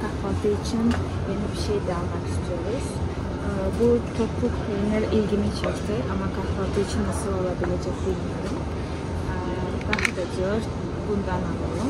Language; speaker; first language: Turkish; non-native, fluent; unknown